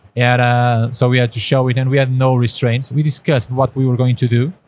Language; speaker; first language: English; non-native, fluent; Portuguese